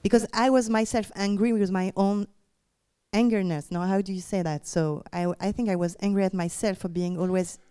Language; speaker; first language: English; non-native, fluent; French